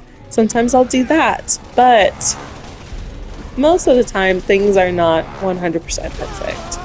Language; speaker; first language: English; native; English